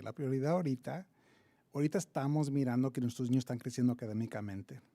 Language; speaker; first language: Spanish; early bilingual, heritage; Spanish